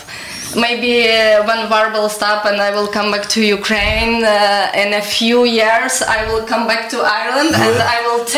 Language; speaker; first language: English; non-native, learner; Ukrainian